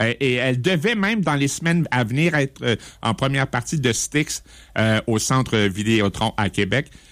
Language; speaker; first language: French; native; French